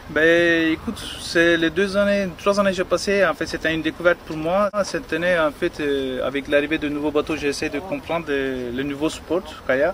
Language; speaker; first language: French; non-native, fluent; Turkish